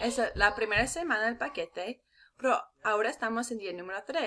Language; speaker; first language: Spanish; non-native, learner; English